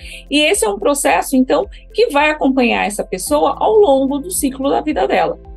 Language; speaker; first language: Portuguese; native; Portuguese